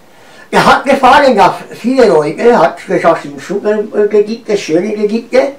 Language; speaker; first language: German; non-native, learner; Romanian